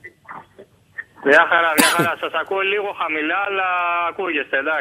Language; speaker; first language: Greek; native; Greek